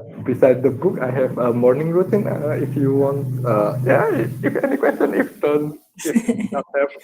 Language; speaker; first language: English; non-native, learner; Indonesian